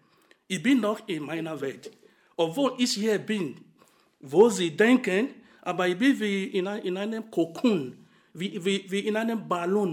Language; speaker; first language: German; non-native, fluent; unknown